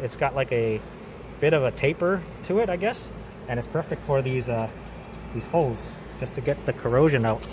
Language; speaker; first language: English; native; English